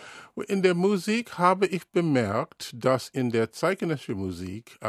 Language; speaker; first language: German; non-native, learner; English